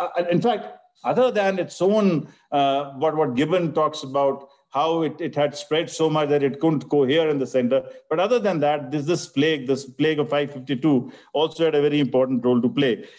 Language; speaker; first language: English; non-native, local second language; Punjabi